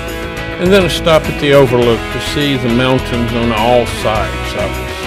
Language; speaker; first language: English; native; English